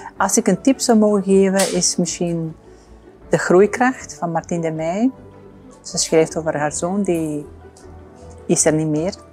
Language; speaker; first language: Dutch; non-native, fluent; Bosnian